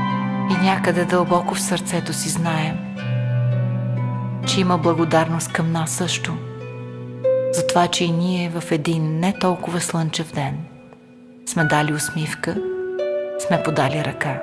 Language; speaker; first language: Bulgarian; native; Bulgarian